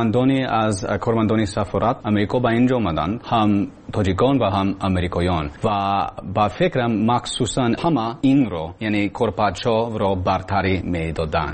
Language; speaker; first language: Persian; non-native, learner; English